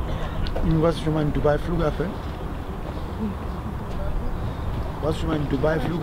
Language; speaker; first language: German; non-native, learner; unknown